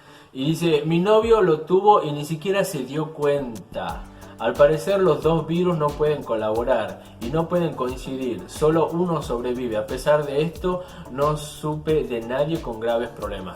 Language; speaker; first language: Spanish; native; Spanish